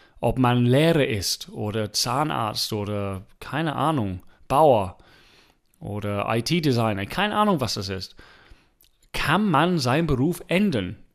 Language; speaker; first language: German; non-native, fluent; English